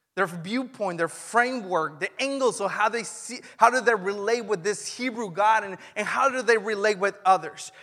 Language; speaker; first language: English; non-native, fluent; Spanish